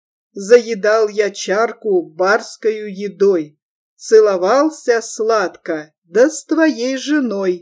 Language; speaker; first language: Russian; native; Russian